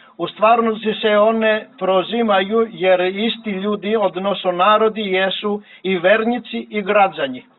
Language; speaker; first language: Serbian; non-native, fluent; Greek